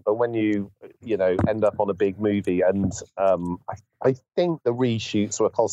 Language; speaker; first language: English; native; English